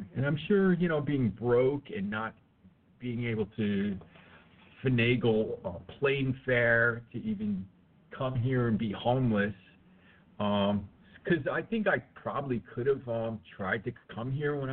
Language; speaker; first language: English; native; English